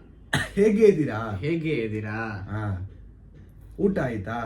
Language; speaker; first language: Kannada; non-native, learner; Tamil